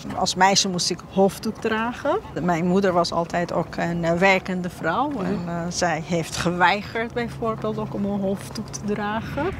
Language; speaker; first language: Dutch; non-native, fluent; Persian